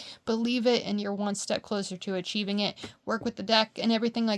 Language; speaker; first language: English; native; English